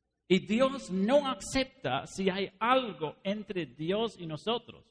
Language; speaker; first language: Spanish; non-native, fluent; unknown